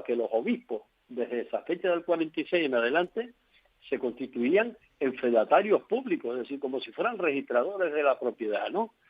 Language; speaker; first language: Spanish; native; Spanish